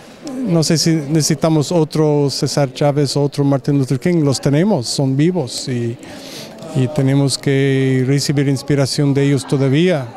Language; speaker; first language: Spanish; non-native, fluent; English